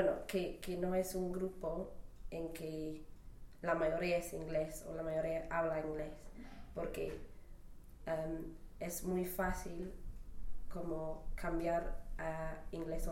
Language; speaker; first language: Spanish; non-native, fluent; English